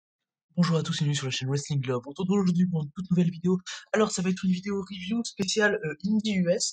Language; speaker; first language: French; native; French